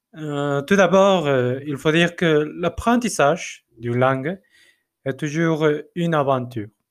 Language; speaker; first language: French; non-native, fluent; Spanish